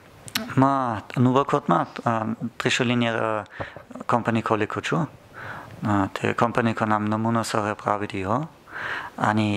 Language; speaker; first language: Nepali; non-native, learner; German